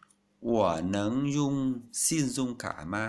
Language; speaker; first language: Chinese; non-native, fluent; Vietnamese